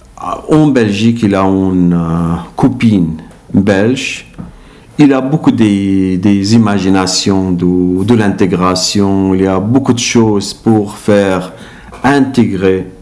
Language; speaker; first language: French; non-native, learner; Arabic